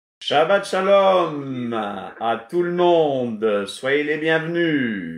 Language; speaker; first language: French; non-native, fluent; Kabuverdianu